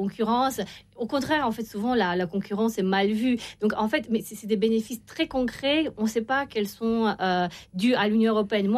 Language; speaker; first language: French; non-native, fluent; Romanian